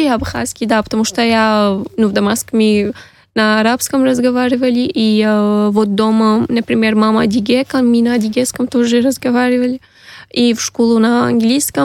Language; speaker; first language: Russian; non-native, learner; Arabic